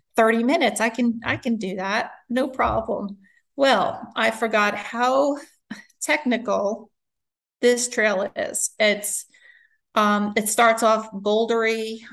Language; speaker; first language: English; native; English